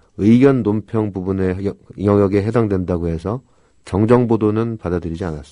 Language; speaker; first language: Korean; native; Korean